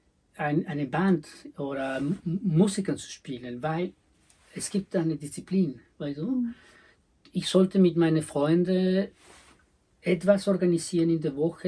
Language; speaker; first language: German; non-native, learner; Spanish